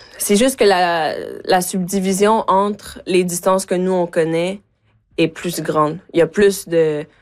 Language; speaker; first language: French; early bilingual, other home language; Spanish